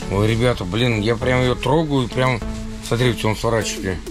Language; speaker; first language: Russian; native; Russian